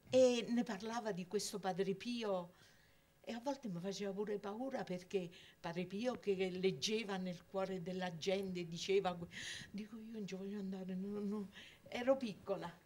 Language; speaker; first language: Italian; native; Italian